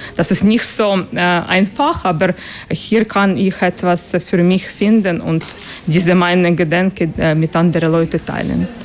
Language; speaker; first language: German; non-native, learner; Ukrainian